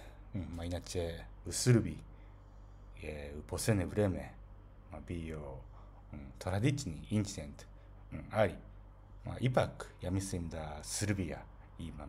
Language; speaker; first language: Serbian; non-native, fluent; Japanese